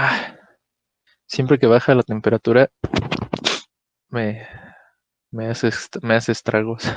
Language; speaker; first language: Spanish; native; Spanish